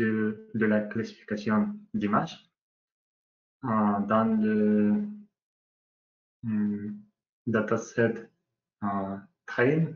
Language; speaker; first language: French; non-native, learner; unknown